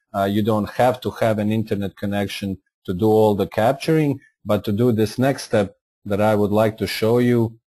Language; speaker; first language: English; non-native, fluent; Croatian